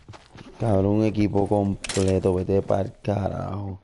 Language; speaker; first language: Spanish; native; Spanish